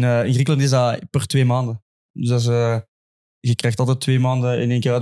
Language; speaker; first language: Dutch; native; Dutch